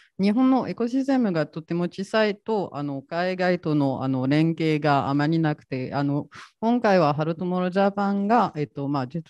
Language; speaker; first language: Japanese; non-native, fluent; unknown